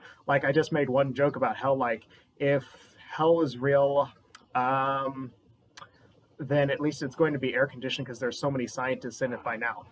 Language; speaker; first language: English; native; English